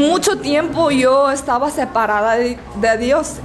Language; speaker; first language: Spanish; non-native, learner; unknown